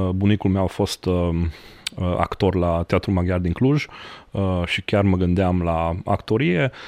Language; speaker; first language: Romanian; non-native, local second language; Hungarian